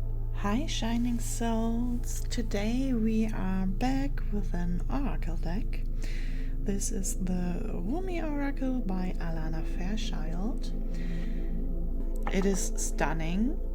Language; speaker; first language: English; non-native, fluent; German